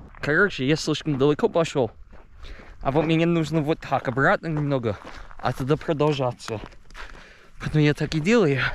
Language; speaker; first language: Russian; non-native, fluent; English